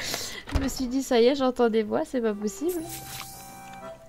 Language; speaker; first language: French; native; French